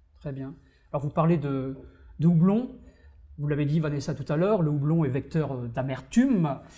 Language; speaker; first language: French; native; French